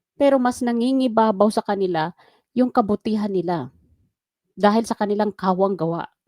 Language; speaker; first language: Filipino; non-native, local second language; Waray